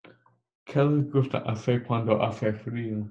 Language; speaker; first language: Spanish; non-native, learner; English